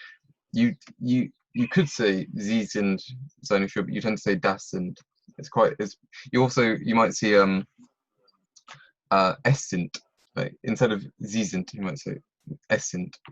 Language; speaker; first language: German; non-native, fluent; English